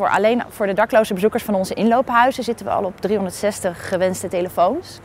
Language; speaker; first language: Dutch; native; Dutch